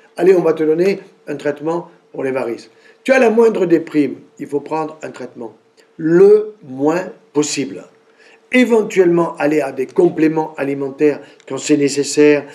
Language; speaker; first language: French; native; French